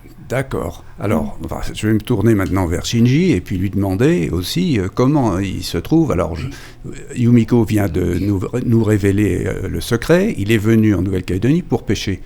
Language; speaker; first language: French; native; French